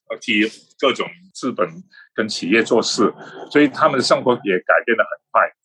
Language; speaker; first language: Chinese; non-native, local second language; Cantonese